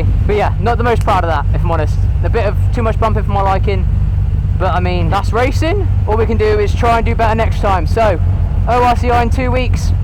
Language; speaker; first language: English; native; English